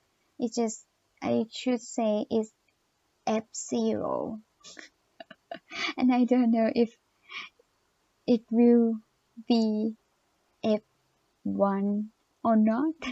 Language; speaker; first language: English; non-native, learner; Thai